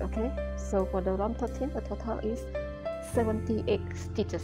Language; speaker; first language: English; non-native, learner; Indonesian